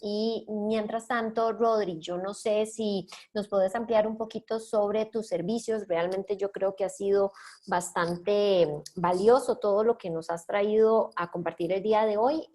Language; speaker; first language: Spanish; native; Spanish